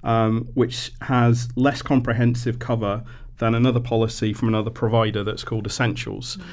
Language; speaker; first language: English; native; English